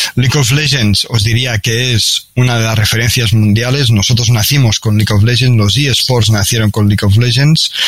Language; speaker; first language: Spanish; native; Spanish